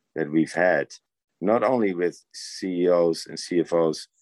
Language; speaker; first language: English; non-native, fluent; Dutch